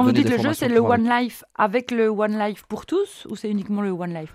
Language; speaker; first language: French; native; French